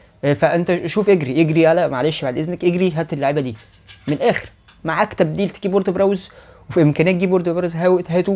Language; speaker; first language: Arabic; native; Arabic